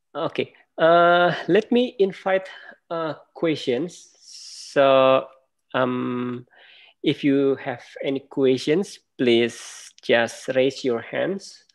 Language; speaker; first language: English; non-native, fluent; Indonesian